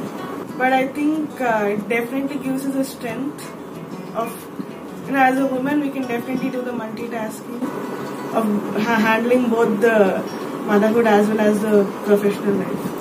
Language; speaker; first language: English; non-native, local second language; Telugu